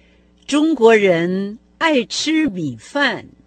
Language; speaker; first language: Chinese; non-native, fluent; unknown